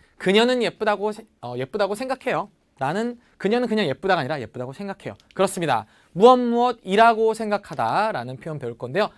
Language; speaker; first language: Korean; native; Korean